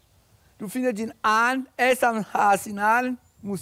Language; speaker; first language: Danish; non-native, fluent; French